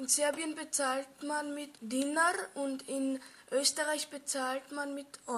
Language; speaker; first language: German; early bilingual, other home language; Serbian